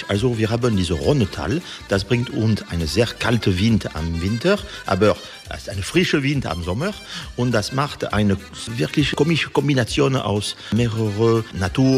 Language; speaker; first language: German; non-native, fluent; French